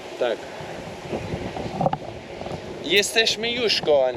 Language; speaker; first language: Polish; non-native, learner; Turkish